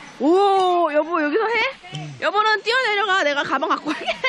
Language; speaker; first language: Korean; native; Korean